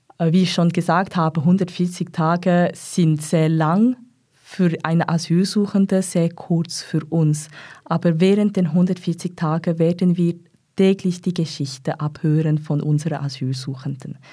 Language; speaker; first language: German; non-native, local second language; French